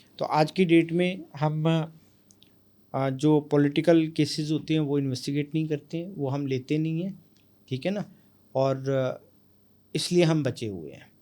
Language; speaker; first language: Hindi; non-native, local second language; Punjabi